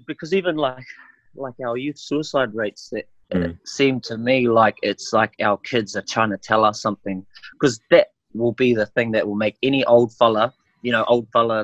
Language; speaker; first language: English; non-native, local second language; Māori